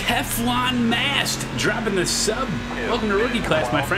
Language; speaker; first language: English; native; English